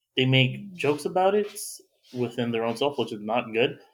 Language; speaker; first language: English; native; English